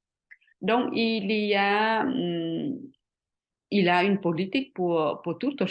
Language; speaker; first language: French; non-native, fluent; Vietnamese